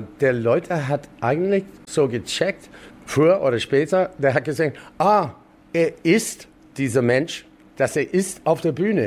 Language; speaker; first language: German; non-native, learner; English